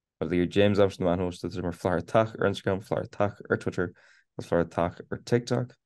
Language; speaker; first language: Irish; native; Irish